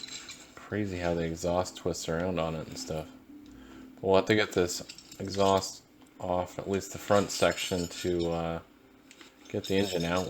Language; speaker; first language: English; native; English